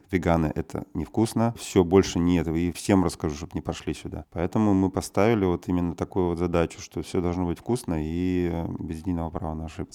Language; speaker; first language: Russian; native; Russian